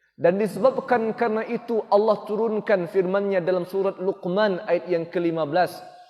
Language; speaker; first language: Malay; native; Malay